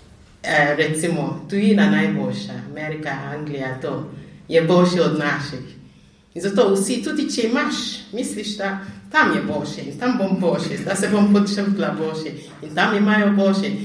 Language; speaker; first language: Slovenian; non-native, fluent; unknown